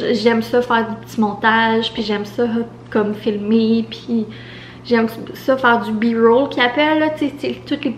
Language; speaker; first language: French; native; French